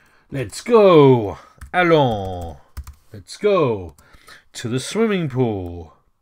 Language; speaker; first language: English; native; English